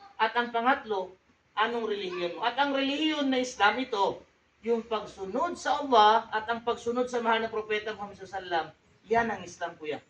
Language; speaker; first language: Filipino; non-native, local second language; Tausug